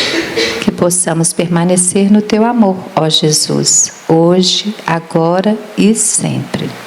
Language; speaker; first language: Portuguese; native; Portuguese